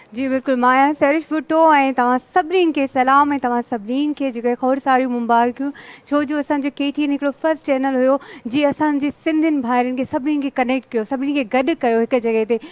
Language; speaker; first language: Sindhi; native; Sindhi